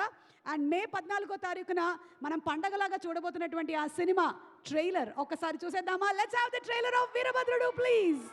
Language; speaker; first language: Telugu; native; Telugu